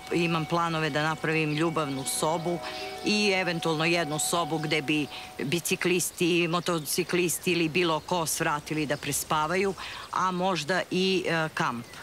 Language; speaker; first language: Serbian; native; Serbian